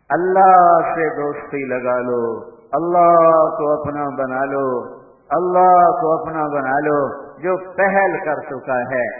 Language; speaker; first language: Urdu; non-native, local second language; Punjabi